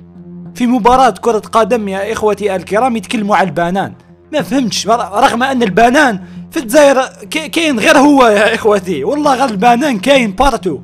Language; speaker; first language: Arabic; native; Arabic